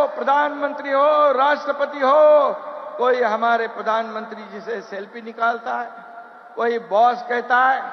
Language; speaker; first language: Hindi; non-native, local second language; Marathi